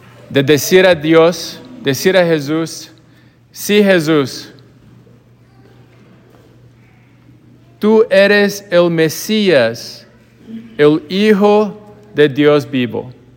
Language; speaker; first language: Spanish; non-native, fluent; English